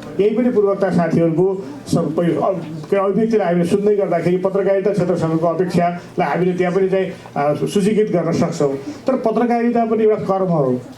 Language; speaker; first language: Nepali; native; Nepali